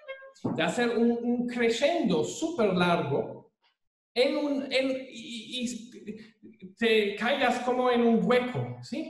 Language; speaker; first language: Spanish; non-native, fluent; German